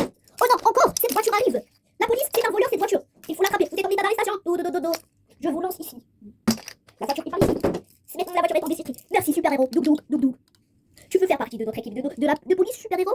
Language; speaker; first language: French; non-native, local second language; Arabic